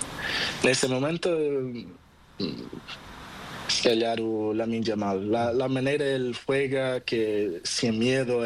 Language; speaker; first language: Spanish; non-native, learner; Portuguese